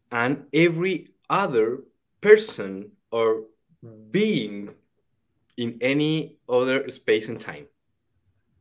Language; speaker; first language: English; non-native, fluent; Spanish